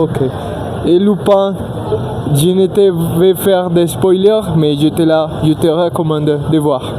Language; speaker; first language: French; non-native, learner; Spanish